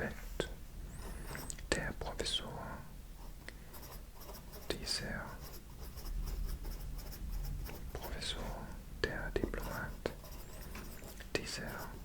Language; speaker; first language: German; non-native, learner; English